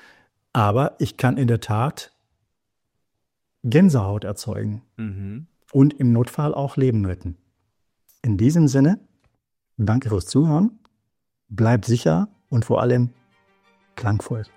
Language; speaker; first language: German; native; German